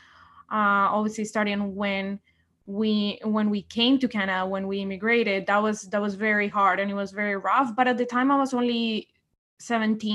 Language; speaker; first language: English; non-native, fluent; Spanish